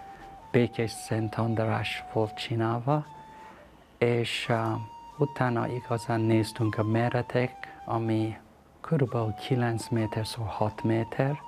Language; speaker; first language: Hungarian; non-native, learner; Persian